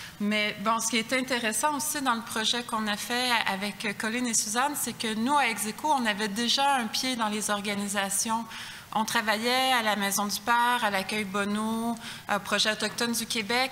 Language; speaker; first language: French; native; French